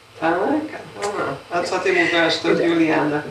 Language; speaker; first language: Polish; early bilingual, heritage; English